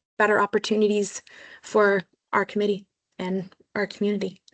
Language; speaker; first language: English; native; English